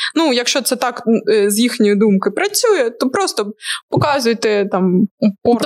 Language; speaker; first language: Ukrainian; non-native, local second language; Russian